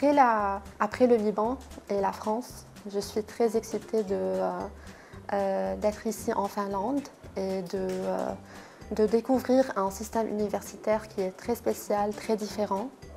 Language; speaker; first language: French; non-native, local second language; Arabic